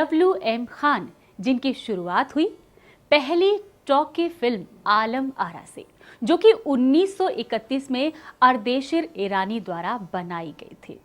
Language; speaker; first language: Hindi; native; Hindi